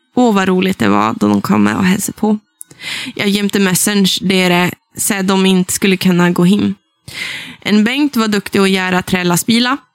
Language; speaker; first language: Swedish; native; Swedish